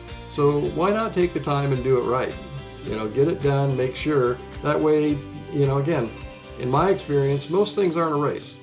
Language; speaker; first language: English; native; English